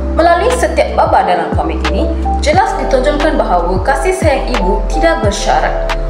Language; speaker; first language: Malay; non-native, local second language; Tamil